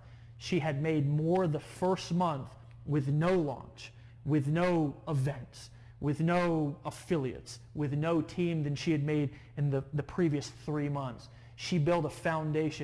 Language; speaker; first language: English; native; English